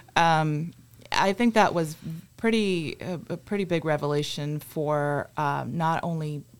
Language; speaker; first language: English; non-native, fluent; Spanish